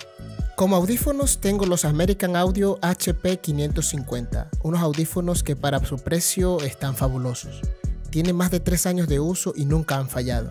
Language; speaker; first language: Spanish; native; Spanish